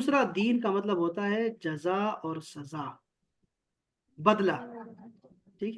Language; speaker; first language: Urdu; native; Urdu